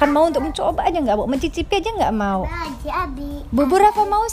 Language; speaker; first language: Indonesian; native; Indonesian